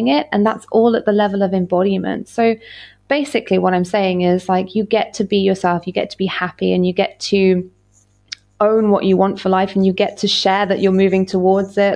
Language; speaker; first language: English; native; English